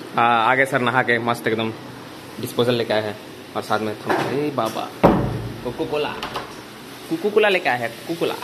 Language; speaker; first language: Hindi; native; Hindi